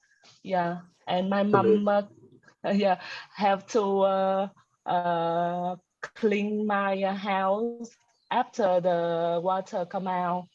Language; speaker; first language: English; non-native, learner; Vietnamese